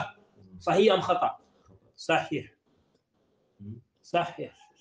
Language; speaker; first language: Arabic; non-native, fluent; Wolof